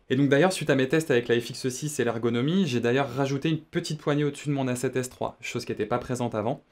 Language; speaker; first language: French; native; French